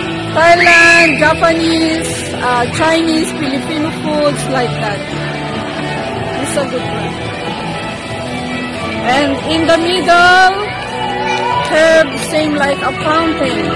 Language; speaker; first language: English; non-native, learner; Filipino